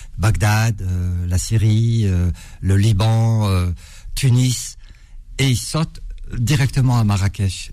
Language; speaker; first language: French; early bilingual, other home language; Arabic